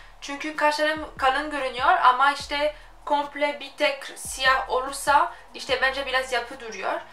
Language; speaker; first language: Turkish; early bilingual, heritage; French